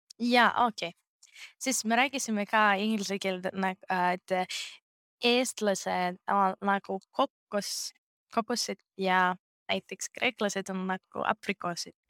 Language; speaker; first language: Estonian; non-native, learner; Greek